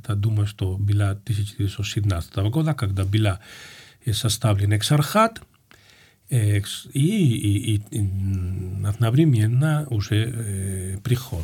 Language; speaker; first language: Russian; non-native, fluent; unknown